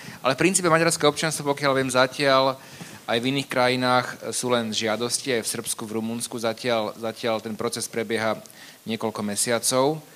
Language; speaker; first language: Slovak; native; Slovak